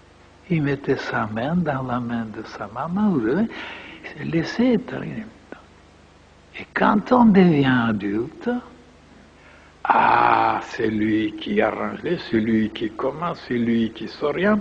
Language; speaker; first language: French; non-native, fluent; Bulgarian